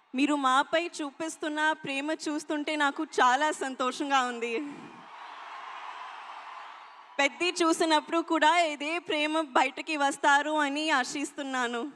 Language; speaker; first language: Telugu; non-native, local second language; Hindi